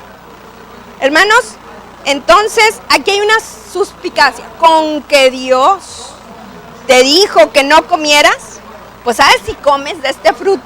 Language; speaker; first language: Spanish; native; Spanish